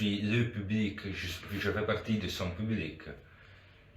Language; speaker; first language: French; non-native, local second language; Italian